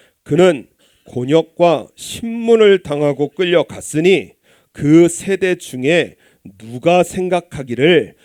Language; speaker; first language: Korean; native; Korean